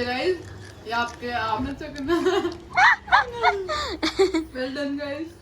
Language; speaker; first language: Hindi; non-native, local second language; Kannada